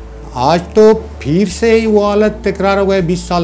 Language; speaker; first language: Hindi; non-native, fluent; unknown